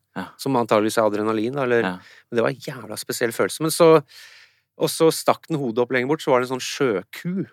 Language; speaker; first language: Norwegian; early bilingual, other home language; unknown